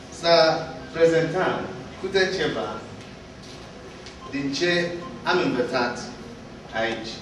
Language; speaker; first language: Romanian; non-native, learner; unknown